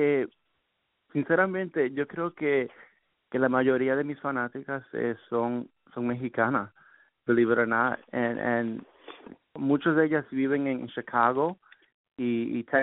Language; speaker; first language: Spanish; early bilingual, heritage; Spanish